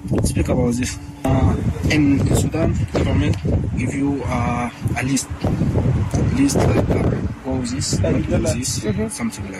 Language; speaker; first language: English; non-native, learner; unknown